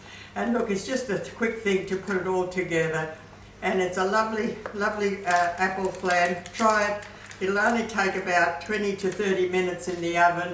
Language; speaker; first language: English; native; English